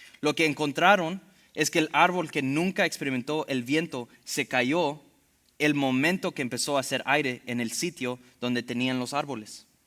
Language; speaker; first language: Spanish; early bilingual, heritage; Spanish